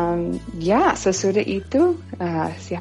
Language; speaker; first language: Indonesian; non-native, fluent; English